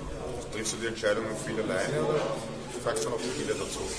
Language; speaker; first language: German; native; German